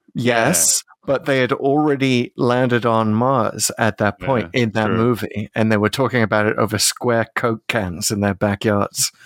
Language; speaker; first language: English; native; English